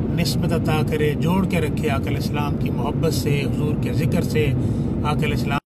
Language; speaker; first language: Urdu; native; Urdu